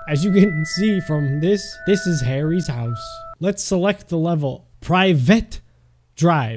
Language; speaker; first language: English; native; English